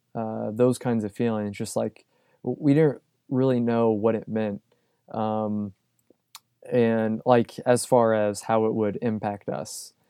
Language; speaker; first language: English; native; English